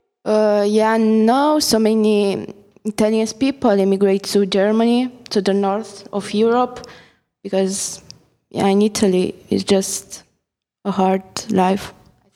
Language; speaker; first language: English; non-native, fluent; Italian